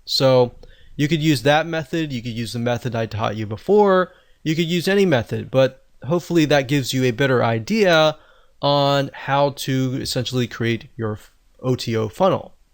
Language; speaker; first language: English; native; English